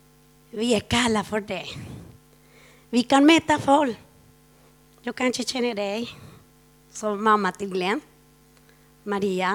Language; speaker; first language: Swedish; non-native, fluent; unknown